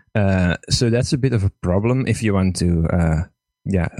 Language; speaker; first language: English; non-native, fluent; Estonian